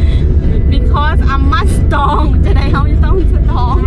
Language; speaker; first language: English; non-native, learner; Thai